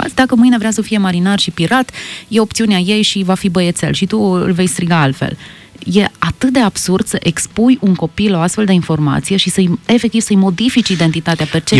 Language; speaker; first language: Romanian; native; Romanian